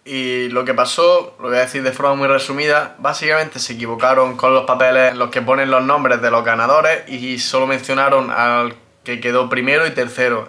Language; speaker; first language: Spanish; native; Spanish